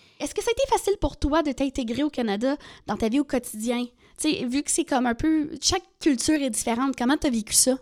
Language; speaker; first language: French; native; French